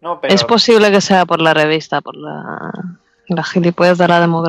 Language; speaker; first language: Spanish; native; Spanish